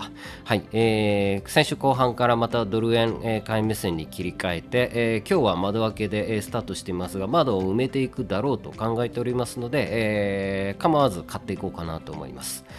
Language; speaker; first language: Japanese; native; Japanese